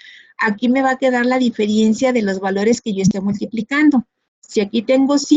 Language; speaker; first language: Spanish; native; Spanish